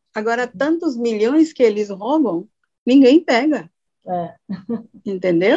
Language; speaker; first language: Portuguese; non-native, fluent; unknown